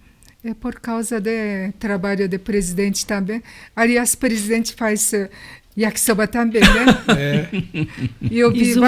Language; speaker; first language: Portuguese; non-native, learner; Japanese